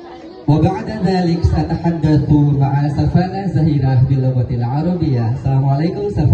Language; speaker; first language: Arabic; non-native, fluent; Indonesian